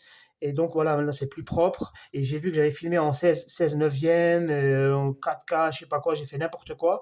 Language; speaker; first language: French; native; French